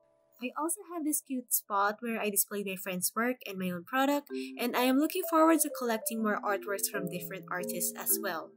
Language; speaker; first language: English; non-native, local second language; Filipino